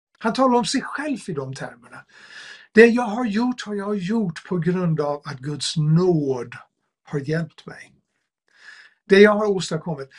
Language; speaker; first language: Swedish; non-native, fluent; English